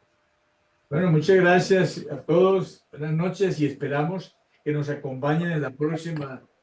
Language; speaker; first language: Spanish; native; Spanish